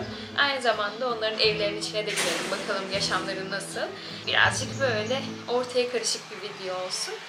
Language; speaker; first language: Turkish; native; Turkish